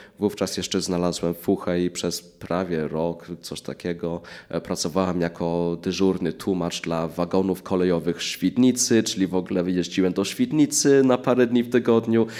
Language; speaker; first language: Polish; early bilingual, heritage; English